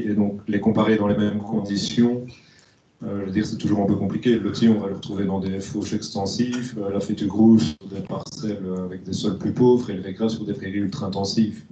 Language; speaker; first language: French; native; French